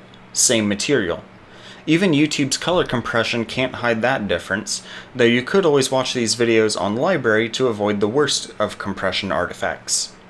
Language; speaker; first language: English; native; English